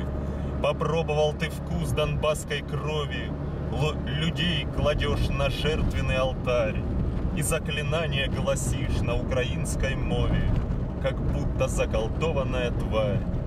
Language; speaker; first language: Russian; native; Russian